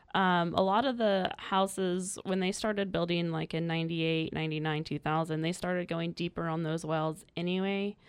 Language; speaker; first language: English; native; English